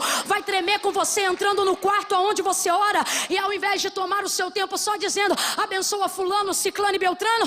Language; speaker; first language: Portuguese; native; Portuguese